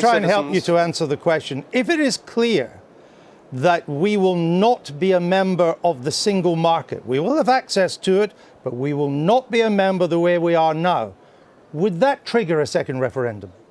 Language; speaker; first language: English; native; English